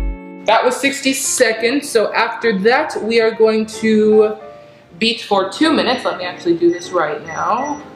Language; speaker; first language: English; native; English